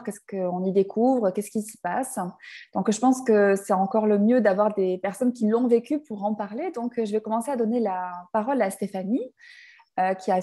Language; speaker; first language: French; native; French